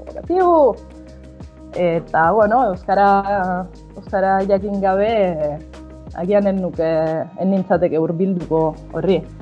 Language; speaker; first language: Basque; non-native, fluent; Italian